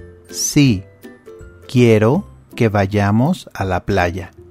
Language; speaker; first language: English; non-native, fluent; Spanish